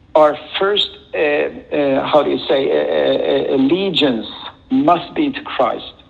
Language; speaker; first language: English; non-native, fluent; Swedish